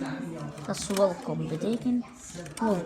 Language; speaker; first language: Dutch; non-native, learner; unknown